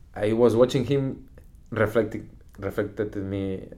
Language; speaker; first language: English; non-native, fluent; Spanish